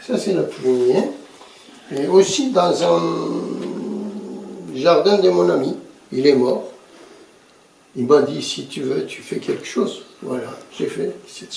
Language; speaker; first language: French; non-native, fluent; Turkish